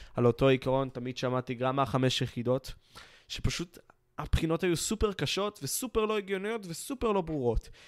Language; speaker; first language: Hebrew; native; Hebrew